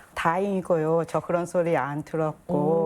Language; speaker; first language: Korean; non-native, learner; Thai